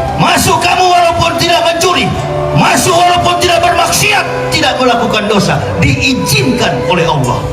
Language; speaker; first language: Indonesian; native; Indonesian